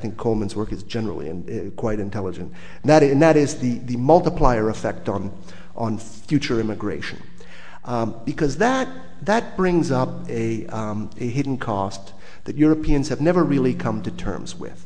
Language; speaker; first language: English; native; English